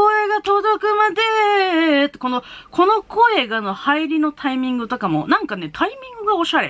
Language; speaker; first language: Japanese; native; Japanese